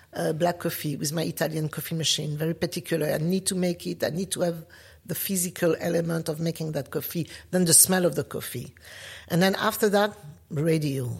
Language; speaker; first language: English; non-native, fluent; French